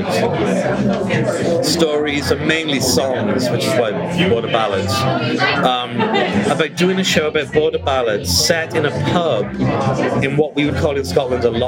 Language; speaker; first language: English; native; English